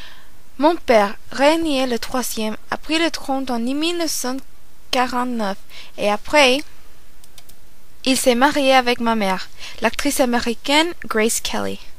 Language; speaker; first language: French; non-native, learner; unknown